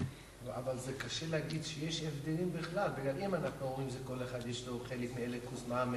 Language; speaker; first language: Hebrew; non-native, fluent; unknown